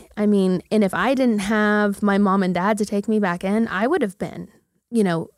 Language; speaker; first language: English; native; English